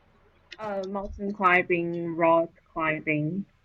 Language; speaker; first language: English; non-native, learner; Chinese